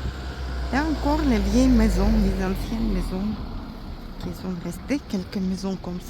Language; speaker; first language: French; non-native, fluent; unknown